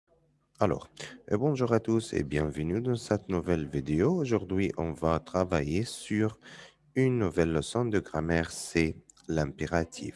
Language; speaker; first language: French; non-native, fluent; Arabic